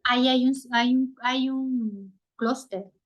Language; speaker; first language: Spanish; native; Spanish